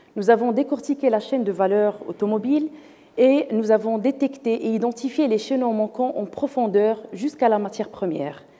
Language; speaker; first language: French; non-native, local second language; Arabic